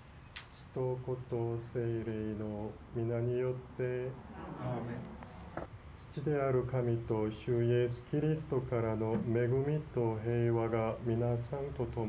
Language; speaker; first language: Japanese; non-native, fluent; Korean